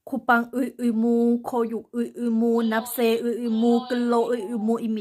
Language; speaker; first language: Korean; non-native, learner; Thai